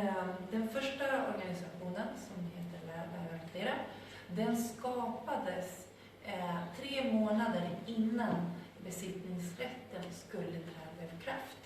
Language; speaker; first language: Swedish; non-native, fluent; Spanish